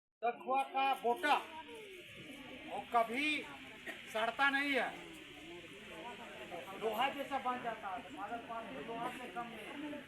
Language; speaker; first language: Hindi; native; Hindi